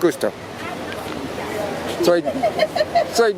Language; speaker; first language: Spanish; non-native, learner; English